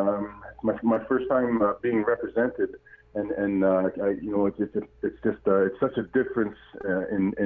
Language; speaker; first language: English; native; English